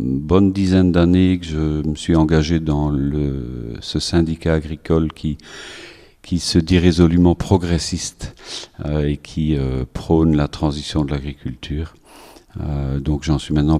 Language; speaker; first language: French; native; French